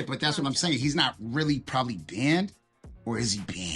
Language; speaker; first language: English; native; English